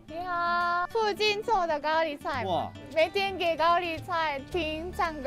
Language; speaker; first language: Chinese; non-native, fluent; Japanese